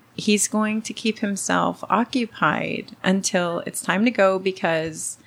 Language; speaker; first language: English; early bilingual, other home language; Spanish